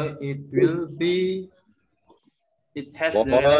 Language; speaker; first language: English; non-native, learner; Indonesian